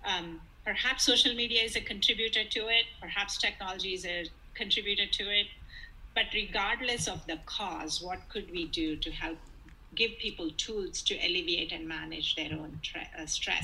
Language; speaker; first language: English; non-native, local second language; Telugu